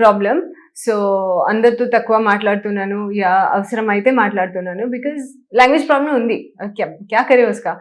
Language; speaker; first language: Telugu; non-native, local second language; Hindi